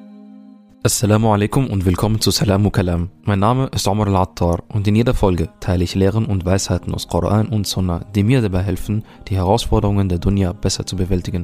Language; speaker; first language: German; early bilingual, other home language; Arabic